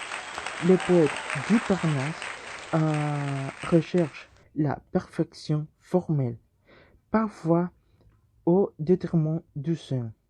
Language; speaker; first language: French; non-native, learner; Spanish